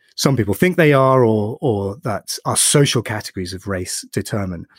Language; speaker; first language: English; native; English